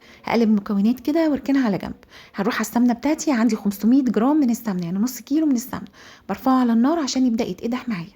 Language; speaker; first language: Arabic; native; Arabic